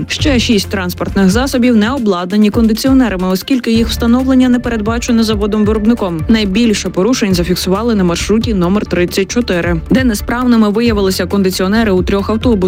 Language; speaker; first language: Ukrainian; native; Ukrainian